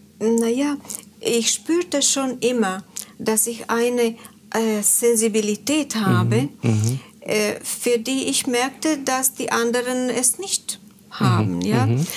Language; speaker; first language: German; non-native, fluent; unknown